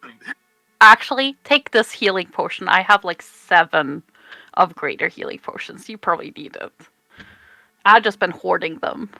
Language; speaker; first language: English; non-native, fluent; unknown